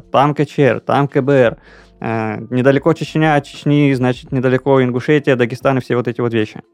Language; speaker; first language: Russian; native; Russian